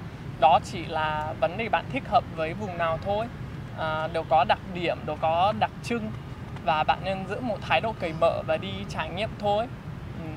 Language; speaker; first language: Vietnamese; non-native, fluent; English